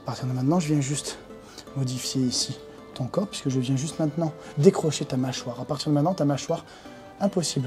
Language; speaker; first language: French; native; French